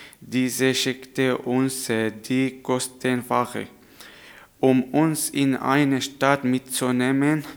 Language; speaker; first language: German; non-native, learner; Arabic